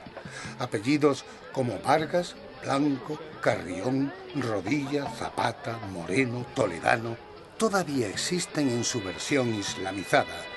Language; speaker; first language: Spanish; native; Spanish